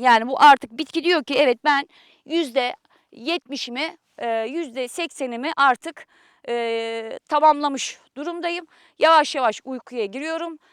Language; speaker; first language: Turkish; native; Turkish